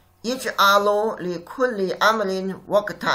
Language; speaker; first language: Arabic; non-native, fluent; Chinese